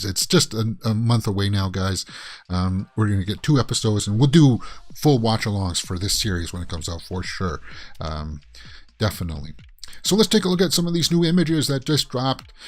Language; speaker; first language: English; native; English